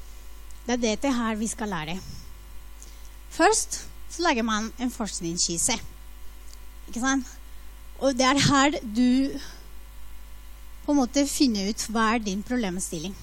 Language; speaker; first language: Norwegian; non-native, fluent; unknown